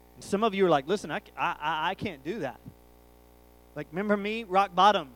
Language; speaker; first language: English; native; English